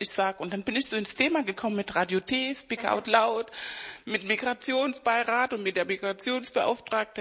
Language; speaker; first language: German; non-native, fluent; Spanish